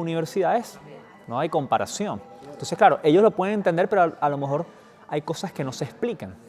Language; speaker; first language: Spanish; native; Spanish